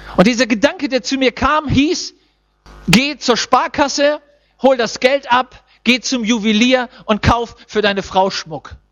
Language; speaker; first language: German; native; German